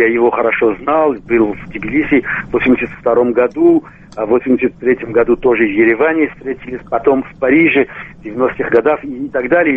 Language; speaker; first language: Russian; non-native, local second language; Armenian